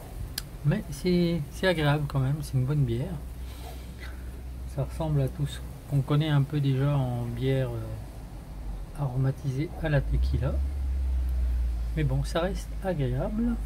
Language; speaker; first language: French; native; French